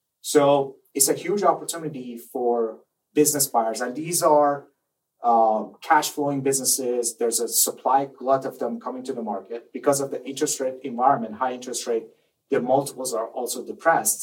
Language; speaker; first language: English; non-native, fluent; Persian